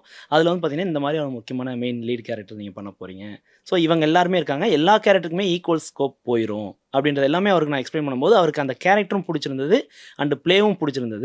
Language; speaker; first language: Tamil; native; Tamil